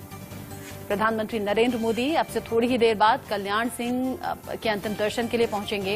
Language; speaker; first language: Hindi; native; Hindi